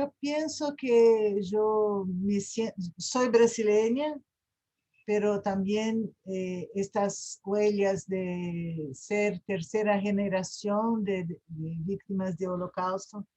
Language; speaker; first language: Spanish; non-native, fluent; Portuguese